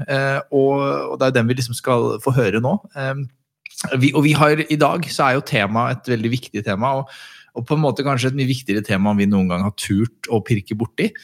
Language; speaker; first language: Norwegian; native; Norwegian